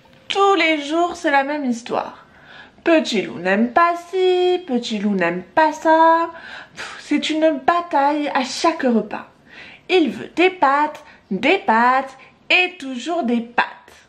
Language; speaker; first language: French; native; French